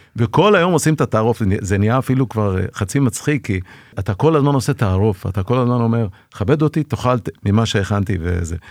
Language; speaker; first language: Hebrew; early bilingual, other home language; Persian